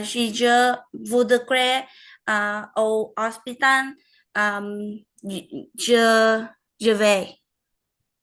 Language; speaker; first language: French; non-native, learner; Vietnamese